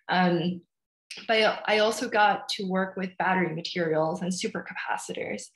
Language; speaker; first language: English; early bilingual, other home language; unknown